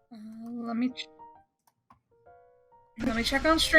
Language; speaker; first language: English; native; English